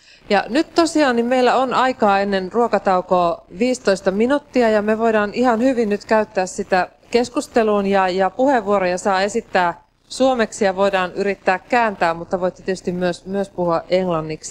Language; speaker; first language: Finnish; native; Finnish